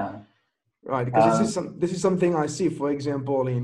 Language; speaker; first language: English; non-native, fluent; French